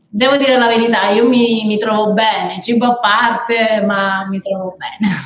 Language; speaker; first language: Italian; native; Italian